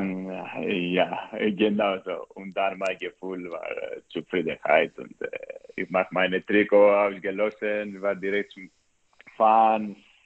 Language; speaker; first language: German; non-native, learner; Greek